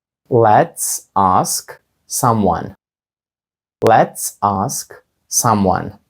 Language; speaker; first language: English; non-native, fluent; Ukrainian